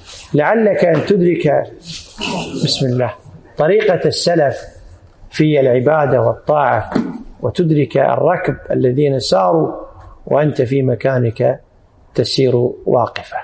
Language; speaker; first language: Arabic; native; Arabic